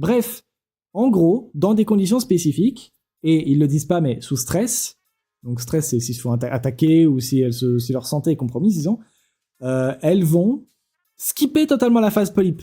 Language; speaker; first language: French; native; French